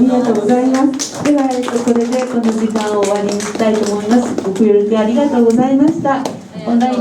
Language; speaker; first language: Japanese; native; Japanese